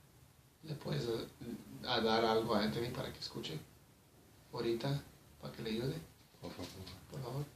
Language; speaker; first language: Spanish; early bilingual, heritage; Spanish